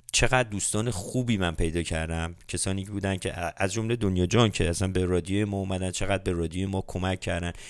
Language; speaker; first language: Persian; native; Persian